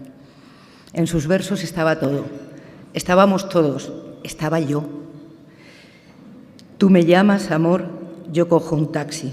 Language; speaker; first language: Spanish; native; Spanish